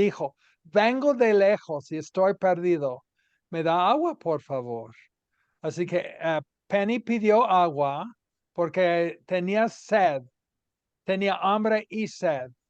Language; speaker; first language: Spanish; non-native, fluent; English